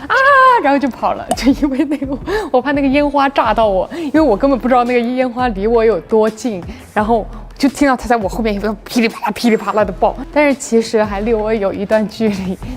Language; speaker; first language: Chinese; native; Chinese